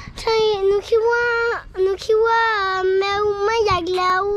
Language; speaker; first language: Thai; early bilingual, heritage; Thai